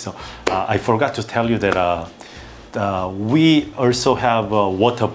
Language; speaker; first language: English; non-native, learner; Korean